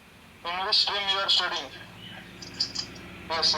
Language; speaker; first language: English; non-native, learner; Marathi